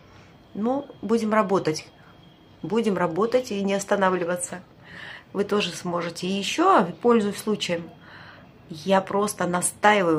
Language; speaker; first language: Russian; native; Russian